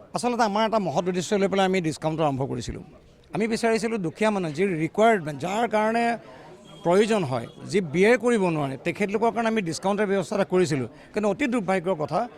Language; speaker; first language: Assamese; native; Assamese